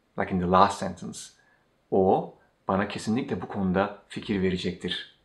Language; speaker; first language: English; non-native, fluent; Turkish